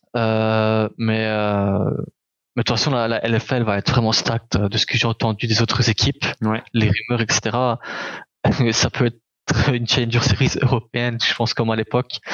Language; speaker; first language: French; native; French